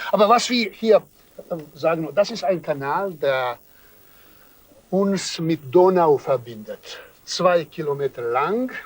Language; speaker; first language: German; non-native, fluent; Serbian